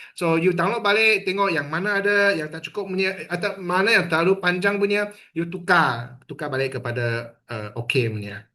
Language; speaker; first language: Malay; non-native, local second language; Chinese